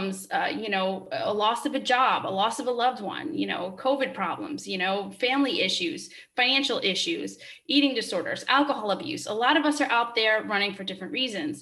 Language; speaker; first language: English; native; English